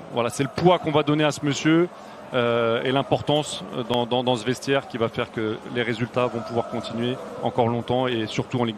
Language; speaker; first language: French; native; French